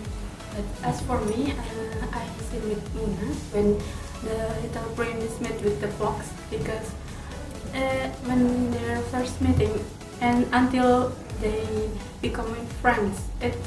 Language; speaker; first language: English; non-native, learner; Indonesian